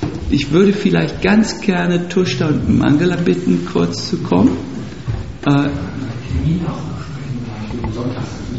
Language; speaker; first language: German; native; German